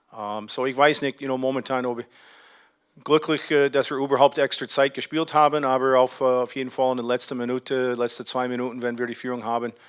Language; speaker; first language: German; non-native, fluent; English